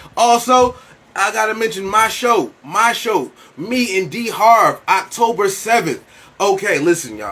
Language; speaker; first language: English; native; English